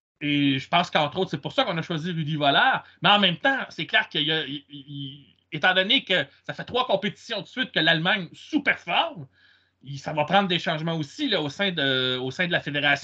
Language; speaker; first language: French; native; French